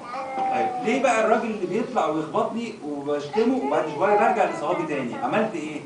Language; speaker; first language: Arabic; native; Arabic